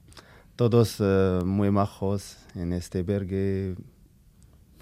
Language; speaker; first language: Spanish; non-native, learner; Arabic